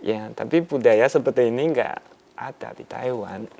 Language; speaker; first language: Indonesian; non-native, fluent; Chinese